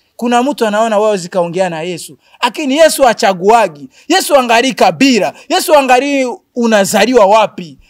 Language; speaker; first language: Swahili; non-native, local second language; Rundi